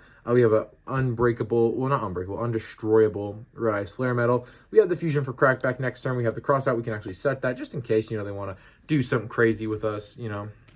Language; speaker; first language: English; native; English